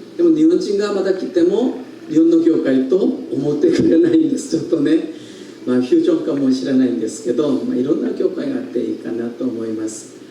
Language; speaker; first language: Japanese; non-native, fluent; Korean